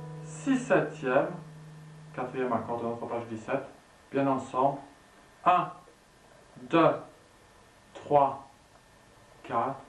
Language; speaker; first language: French; native; French